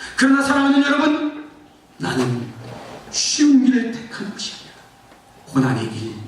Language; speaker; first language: Korean; native; Korean